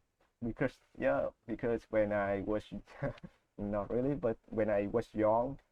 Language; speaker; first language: English; non-native, learner; Vietnamese